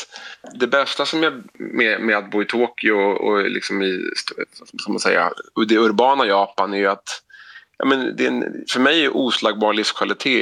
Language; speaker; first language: Swedish; native; Swedish